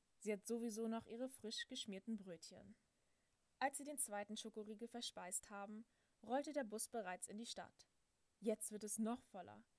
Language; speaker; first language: German; native; German